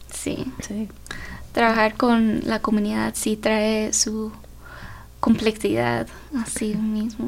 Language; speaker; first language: Spanish; early bilingual, heritage; Spanish